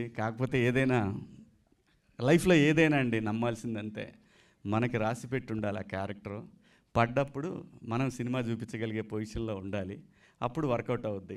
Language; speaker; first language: Telugu; native; Telugu